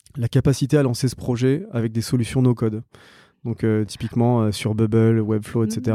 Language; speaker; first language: French; native; French